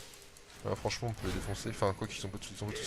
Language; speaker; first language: French; native; French